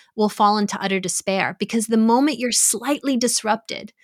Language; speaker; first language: English; native; English